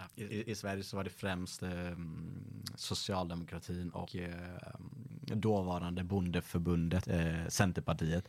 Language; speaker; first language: Swedish; native; Swedish